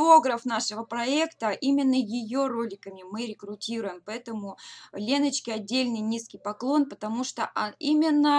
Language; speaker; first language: Russian; native; Russian